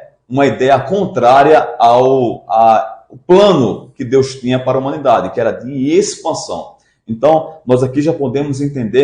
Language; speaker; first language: Portuguese; native; Portuguese